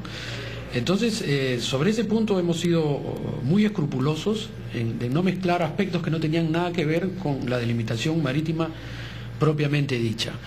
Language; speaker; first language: Spanish; native; Spanish